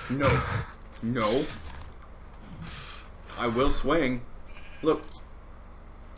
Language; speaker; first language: English; native; English